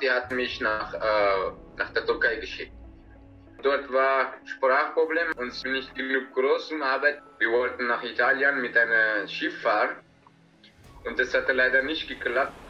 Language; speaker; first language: German; non-native, learner; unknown